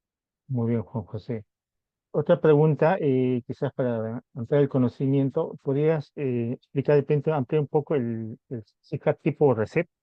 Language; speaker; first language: Spanish; native; Spanish